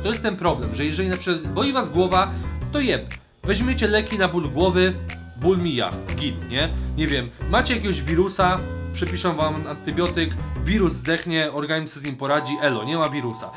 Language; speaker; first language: Polish; native; Polish